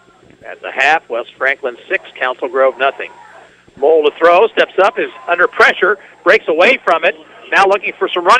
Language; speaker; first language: English; native; English